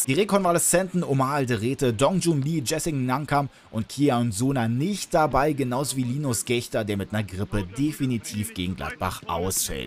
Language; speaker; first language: German; native; German